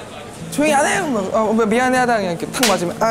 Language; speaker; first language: Korean; native; Korean